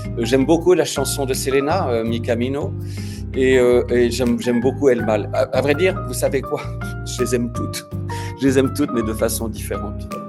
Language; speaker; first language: French; native; French